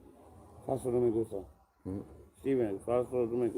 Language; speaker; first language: Spanish; non-native, learner; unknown